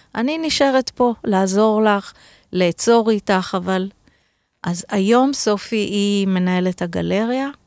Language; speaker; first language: Hebrew; native; Hebrew